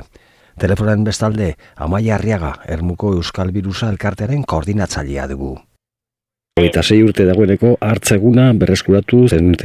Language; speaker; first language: Basque; native; Basque